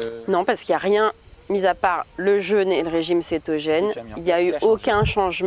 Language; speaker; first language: French; native; French